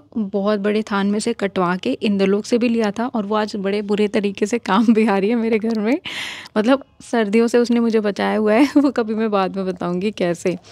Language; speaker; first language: Hindi; native; Hindi